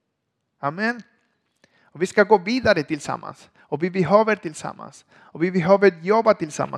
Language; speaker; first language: Swedish; non-native, learner; Spanish